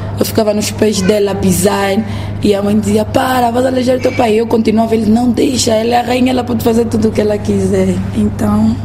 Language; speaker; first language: Portuguese; native; Portuguese